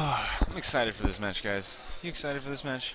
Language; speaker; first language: English; native; English